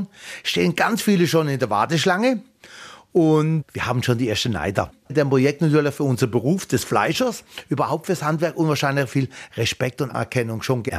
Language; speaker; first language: German; native; German